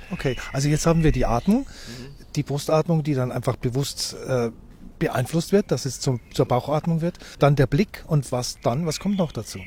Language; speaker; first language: German; native; German